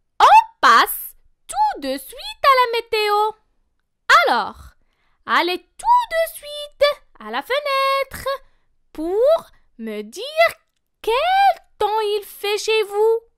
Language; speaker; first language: French; non-native, local second language; Arabic